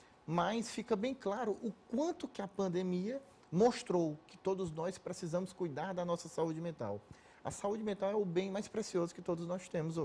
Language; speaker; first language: Portuguese; native; Portuguese